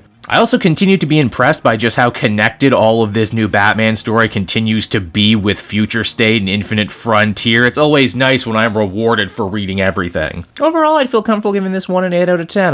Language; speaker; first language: English; native; English